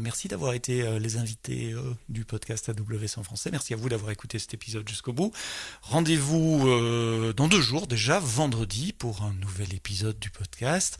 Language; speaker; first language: French; native; French